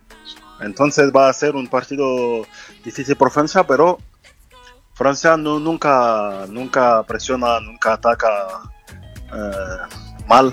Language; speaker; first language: Spanish; non-native, fluent; French